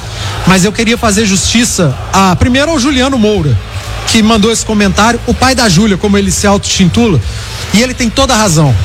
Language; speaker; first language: Portuguese; native; Portuguese